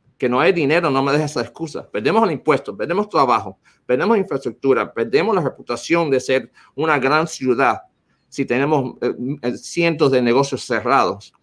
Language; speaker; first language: Spanish; early bilingual, heritage; Spanish